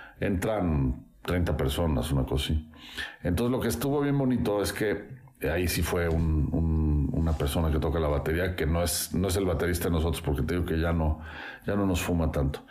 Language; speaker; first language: Spanish; native; Spanish